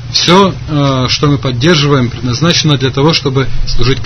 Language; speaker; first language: Russian; native; Russian